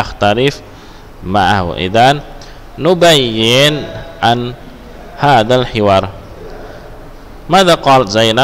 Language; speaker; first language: Arabic; non-native, fluent; Indonesian